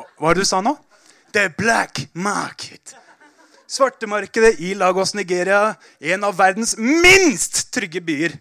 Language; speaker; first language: Norwegian; native; Norwegian